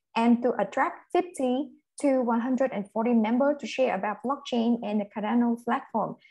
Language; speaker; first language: English; non-native, fluent; Vietnamese